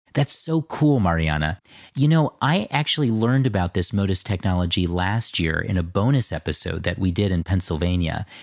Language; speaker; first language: English; native; English